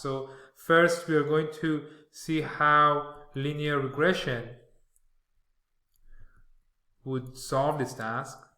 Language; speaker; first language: English; non-native, fluent; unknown